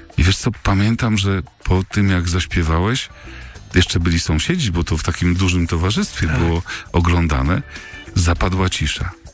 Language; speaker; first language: Polish; native; Polish